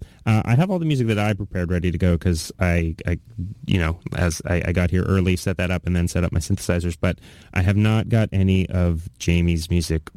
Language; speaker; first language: English; native; English